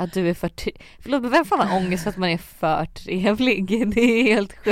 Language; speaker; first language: Swedish; native; Swedish